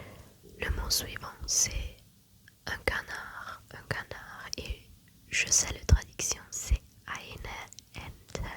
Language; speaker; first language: French; non-native, learner; German